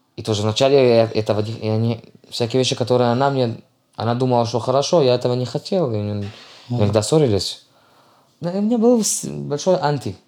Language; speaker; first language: Russian; early bilingual, heritage; Russian